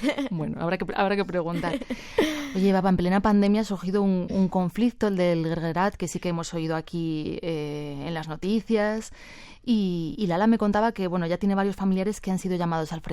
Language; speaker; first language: Spanish; native; Spanish